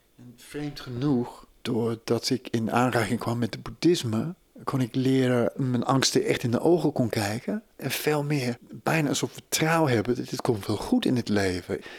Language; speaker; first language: Dutch; non-native, fluent; English